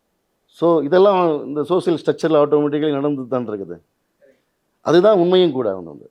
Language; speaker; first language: Tamil; native; Tamil